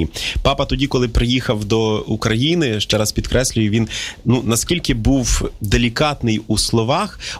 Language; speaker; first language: Ukrainian; native; Ukrainian